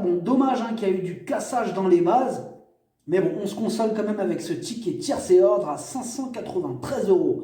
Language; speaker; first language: French; native; French